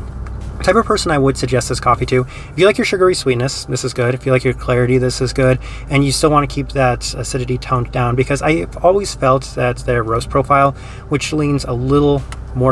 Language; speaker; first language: English; native; English